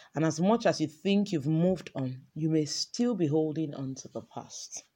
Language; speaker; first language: English; non-native, local second language; Yoruba